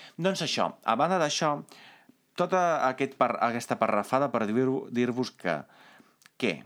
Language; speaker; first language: Catalan; non-native, fluent; Italian